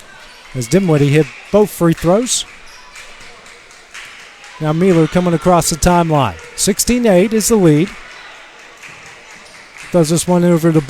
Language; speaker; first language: English; native; English